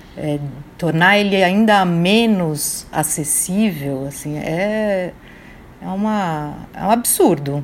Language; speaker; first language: Portuguese; native; Portuguese